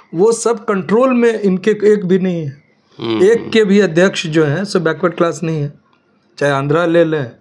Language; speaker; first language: Hindi; native; Hindi